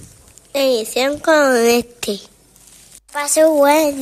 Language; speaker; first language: Spanish; native; Spanish